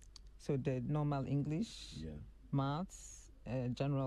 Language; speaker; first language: English; non-native, local second language; Akan